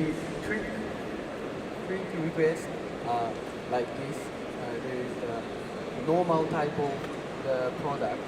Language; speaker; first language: English; non-native, learner; Japanese